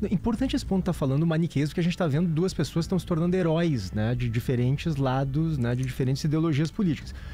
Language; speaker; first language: Portuguese; native; Portuguese